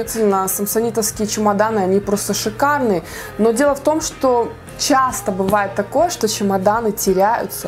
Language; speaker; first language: Russian; native; Russian